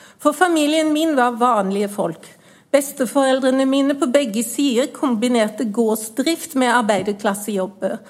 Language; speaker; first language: Norwegian; native; Norwegian